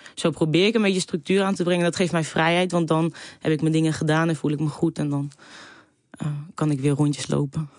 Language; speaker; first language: Dutch; native; Dutch